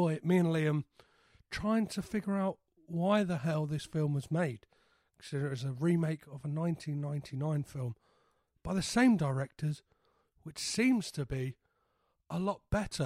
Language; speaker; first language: English; native; English